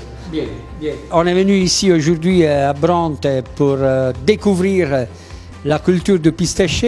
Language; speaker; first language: French; non-native, fluent; Italian